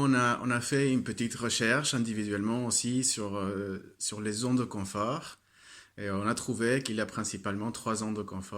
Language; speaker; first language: French; non-native, fluent; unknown